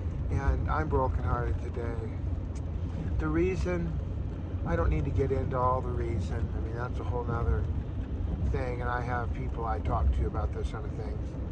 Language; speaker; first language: English; native; English